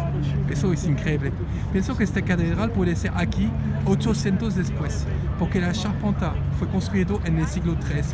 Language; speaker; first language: Spanish; non-native, learner; French